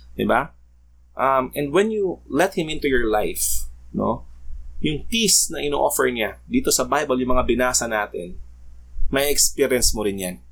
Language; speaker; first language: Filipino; native; Filipino